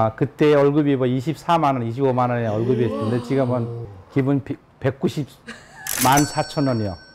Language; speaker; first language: Korean; non-native, fluent; Nepali